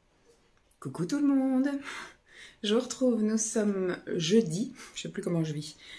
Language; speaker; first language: French; native; French